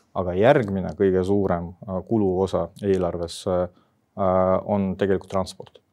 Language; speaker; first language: Estonian; non-native, local second language; Russian